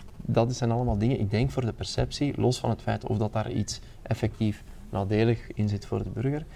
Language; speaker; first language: Dutch; native; Dutch